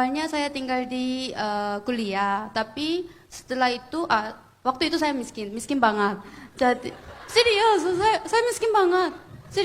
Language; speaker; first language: Indonesian; non-native, fluent; Korean